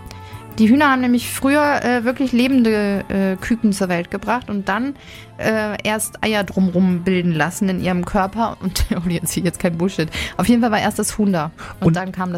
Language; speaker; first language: German; native; German